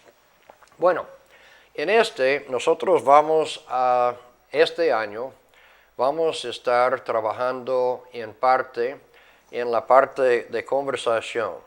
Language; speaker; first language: Spanish; non-native, fluent; English